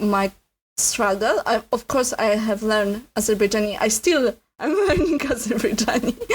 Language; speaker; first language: English; non-native, learner; Polish